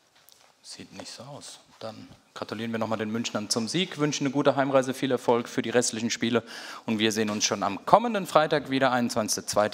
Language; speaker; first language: German; native; German